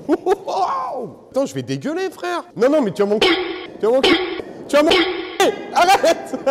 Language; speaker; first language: French; native; French